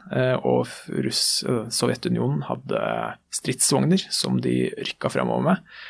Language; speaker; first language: Norwegian; native; Norwegian